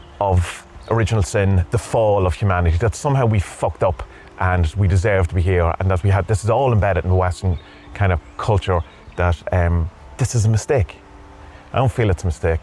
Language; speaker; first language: English; native; English